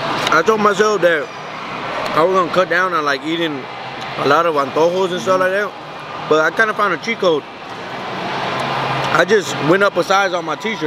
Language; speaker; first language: English; early bilingual, other home language; Spanish